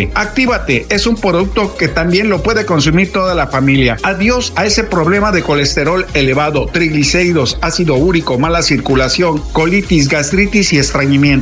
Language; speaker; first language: Spanish; native; Spanish